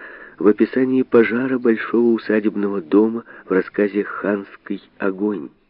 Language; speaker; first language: Russian; native; Russian